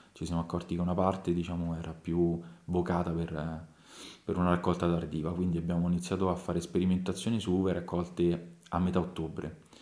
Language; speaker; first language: Italian; native; Italian